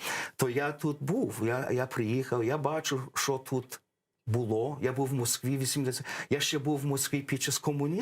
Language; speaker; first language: Ukrainian; early bilingual, heritage; English